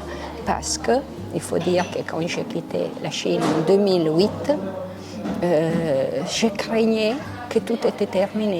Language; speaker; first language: French; non-native, local second language; Italian